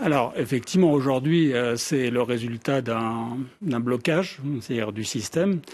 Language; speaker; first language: French; native; French